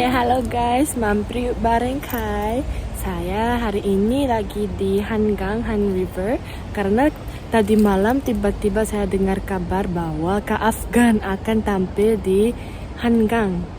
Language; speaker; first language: Indonesian; non-native, fluent; Korean